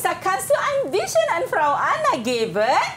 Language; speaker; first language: German; non-native, fluent; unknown